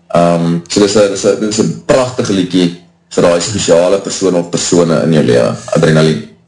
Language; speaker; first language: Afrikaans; native; Afrikaans